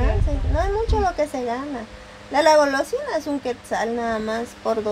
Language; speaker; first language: Spanish; native; Spanish